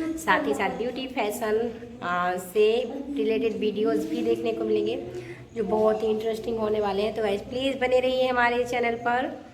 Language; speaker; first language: Hindi; native; Hindi